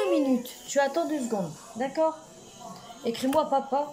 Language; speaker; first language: French; native; French